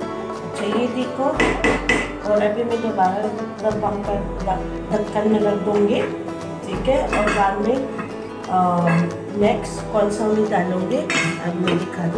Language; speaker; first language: Hindi; non-native, learner; Filipino